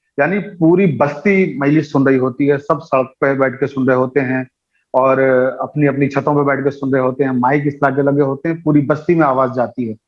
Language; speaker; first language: Urdu; native; Urdu